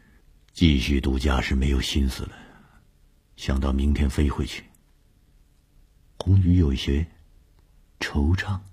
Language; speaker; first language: Chinese; native; Chinese